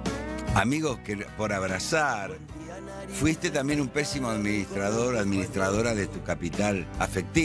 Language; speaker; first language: Spanish; native; Spanish